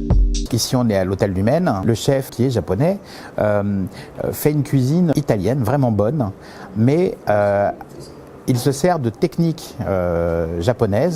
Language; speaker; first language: French; native; French